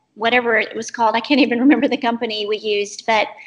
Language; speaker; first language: English; native; English